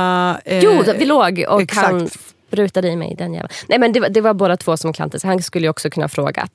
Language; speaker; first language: Swedish; native; Swedish